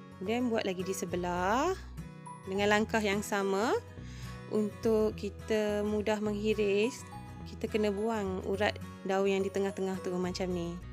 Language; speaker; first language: Malay; native; Malay